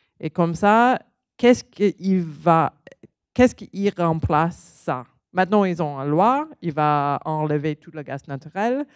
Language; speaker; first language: French; non-native, learner; English